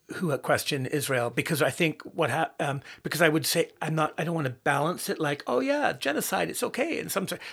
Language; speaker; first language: English; native; English